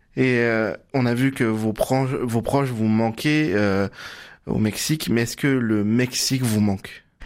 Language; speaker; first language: French; native; French